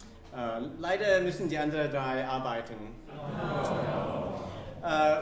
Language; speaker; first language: German; non-native, learner; English